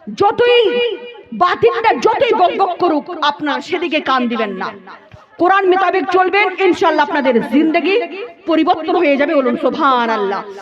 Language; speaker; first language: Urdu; non-native, local second language; Bangla